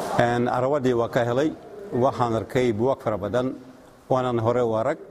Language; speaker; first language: Somali; non-native, fluent; Russian